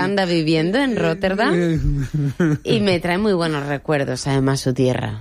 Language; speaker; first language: Spanish; native; Spanish